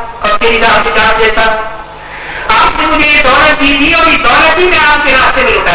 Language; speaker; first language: Urdu; non-native, local second language; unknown